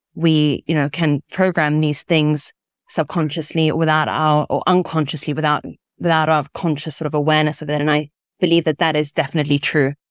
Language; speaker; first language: English; early bilingual, other home language; Italian